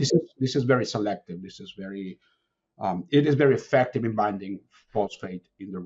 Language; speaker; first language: English; non-native, fluent; Spanish